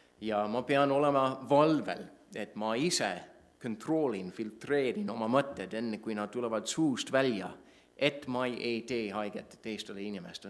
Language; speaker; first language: Estonian; non-native, fluent; English